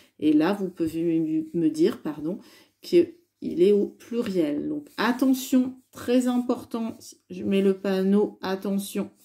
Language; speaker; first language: French; native; French